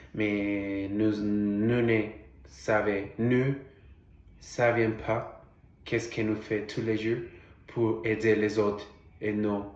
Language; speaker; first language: French; non-native, learner; Portuguese